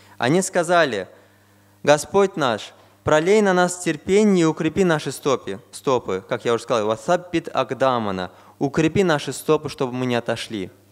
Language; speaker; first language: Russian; non-native, fluent; Azerbaijani